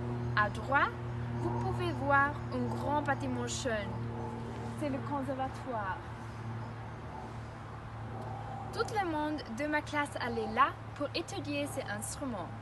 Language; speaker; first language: French; non-native, learner; German